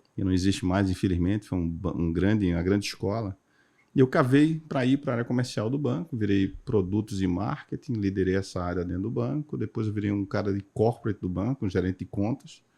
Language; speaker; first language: Portuguese; native; Portuguese